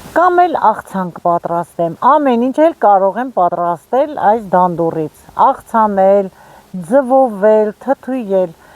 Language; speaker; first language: Armenian; native; Armenian